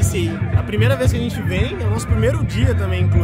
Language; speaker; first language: Portuguese; native; Portuguese